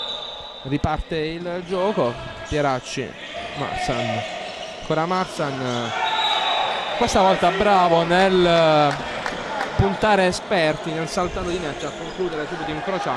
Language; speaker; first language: Italian; native; Italian